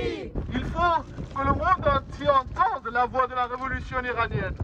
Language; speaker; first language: French; non-native, fluent; Persian